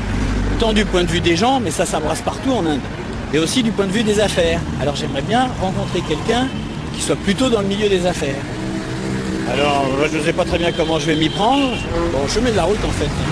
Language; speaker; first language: French; native; French